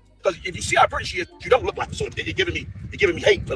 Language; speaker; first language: English; native; English